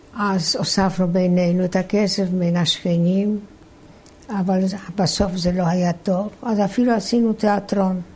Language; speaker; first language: Hebrew; non-native, fluent; Polish